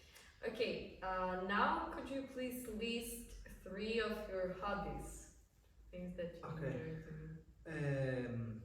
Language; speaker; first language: English; non-native, fluent; Polish